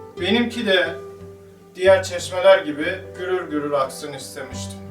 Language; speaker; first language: Turkish; native; Turkish